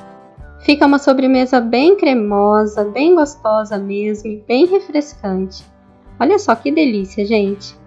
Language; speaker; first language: Portuguese; native; Portuguese